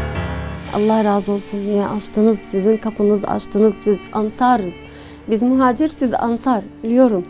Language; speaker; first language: Turkish; non-native, learner; Arabic